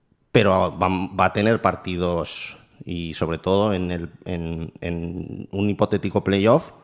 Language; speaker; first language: Spanish; native; Spanish